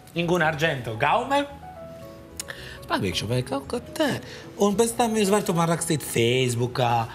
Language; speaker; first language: Latvian; non-native, fluent; Italian